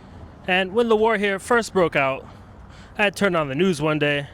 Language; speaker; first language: English; native; English